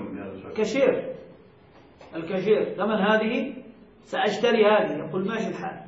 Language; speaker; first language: Arabic; native; Arabic